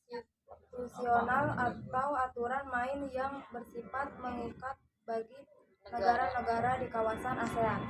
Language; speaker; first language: Indonesian; native; Indonesian